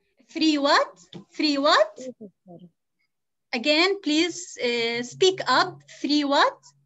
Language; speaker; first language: English; non-native, fluent; Arabic